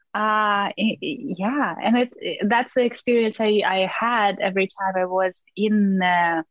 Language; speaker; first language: English; non-native, fluent; Russian